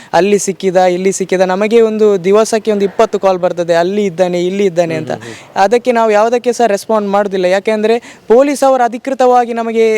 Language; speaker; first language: Kannada; native; Kannada